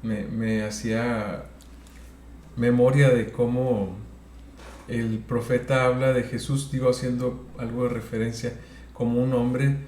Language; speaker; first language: Spanish; native; Spanish